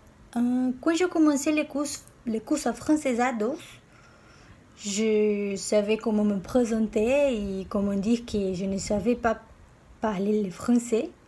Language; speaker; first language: French; non-native, learner; Portuguese